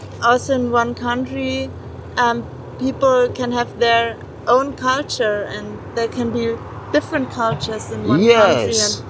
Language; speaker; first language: English; non-native, fluent; German